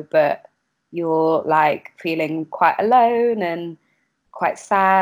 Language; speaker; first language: English; native; English